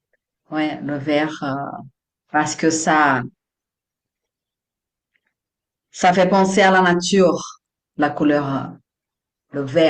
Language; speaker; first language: French; non-native, fluent; Portuguese